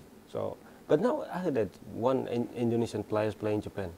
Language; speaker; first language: English; non-native, fluent; Indonesian